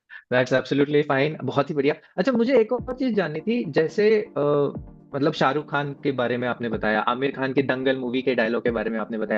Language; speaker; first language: Hindi; native; Hindi